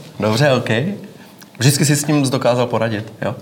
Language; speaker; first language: Czech; native; Czech